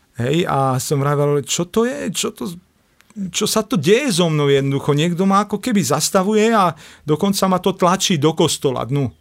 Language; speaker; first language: Slovak; native; Slovak